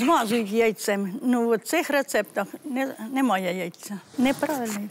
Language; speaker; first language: Ukrainian; native; Ukrainian